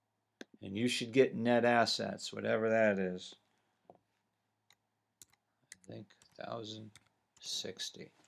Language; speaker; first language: English; native; English